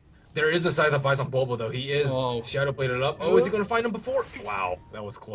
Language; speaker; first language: English; native; English